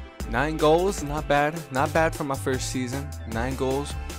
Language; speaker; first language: English; early bilingual, other home language; Spanish